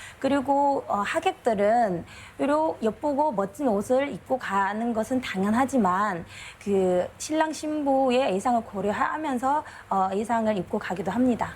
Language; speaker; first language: Korean; non-native, fluent; Chinese